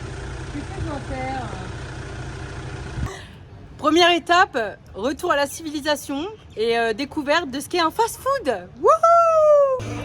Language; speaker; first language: French; native; French